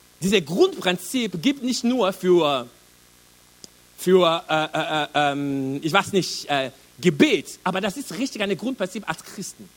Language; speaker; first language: German; non-native, learner; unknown